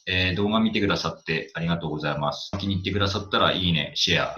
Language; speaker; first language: Japanese; native; Japanese